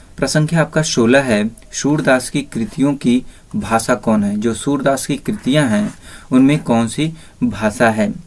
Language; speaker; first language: Hindi; native; Hindi